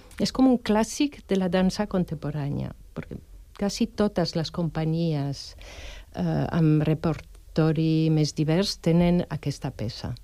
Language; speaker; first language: Catalan; non-native, fluent; French